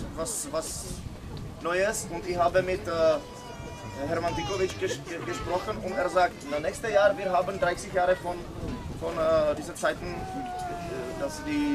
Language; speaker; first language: German; non-native, learner; Czech